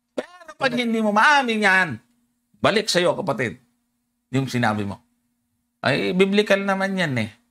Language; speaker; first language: Filipino; non-native, local second language; Cebuano